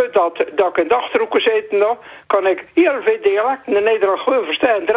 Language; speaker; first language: Dutch; non-native, local second language; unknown